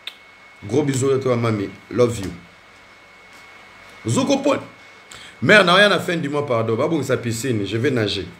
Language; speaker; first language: French; non-native, local second language; Lingala